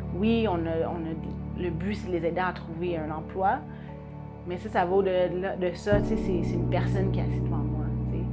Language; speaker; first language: French; native; French